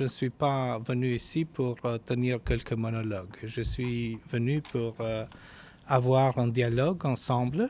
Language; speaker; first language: French; non-native, fluent; Albanian